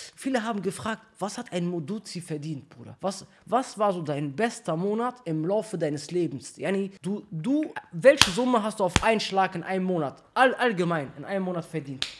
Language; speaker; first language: German; early bilingual, other home language; Albanian